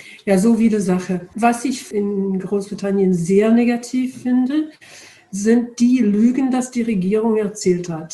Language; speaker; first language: German; non-native, fluent; English